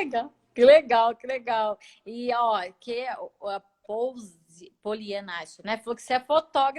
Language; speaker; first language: Portuguese; native; Portuguese